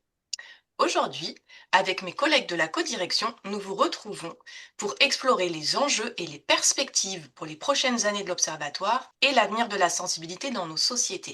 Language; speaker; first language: French; native; French